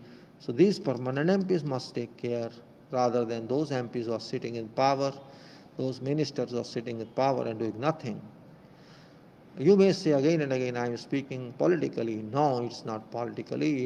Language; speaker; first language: English; non-native, local second language; Hindi